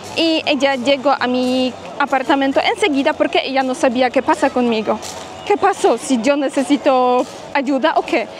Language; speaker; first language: Spanish; non-native, fluent; Polish